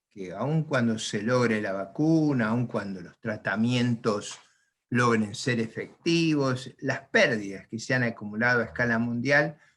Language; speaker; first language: Spanish; native; Spanish